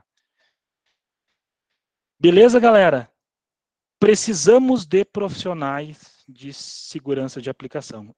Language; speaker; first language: Portuguese; native; Portuguese